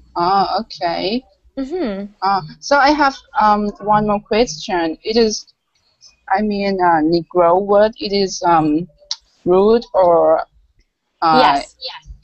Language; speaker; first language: English; non-native, learner; Thai